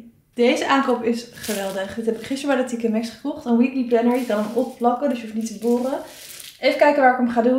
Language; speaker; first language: Dutch; native; Dutch